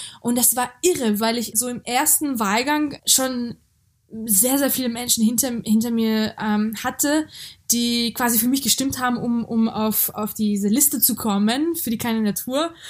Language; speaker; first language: German; early bilingual, other home language; Georgian